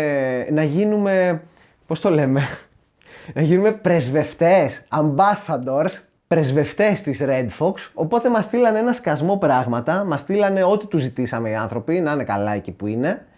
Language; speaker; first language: Greek; native; Greek